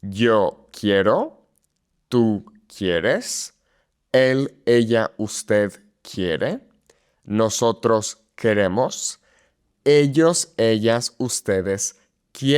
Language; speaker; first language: Spanish; non-native, fluent; English